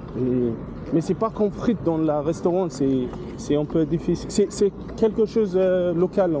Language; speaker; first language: French; non-native, learner; English